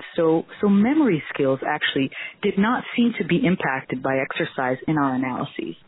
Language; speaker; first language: English; non-native, fluent; Portuguese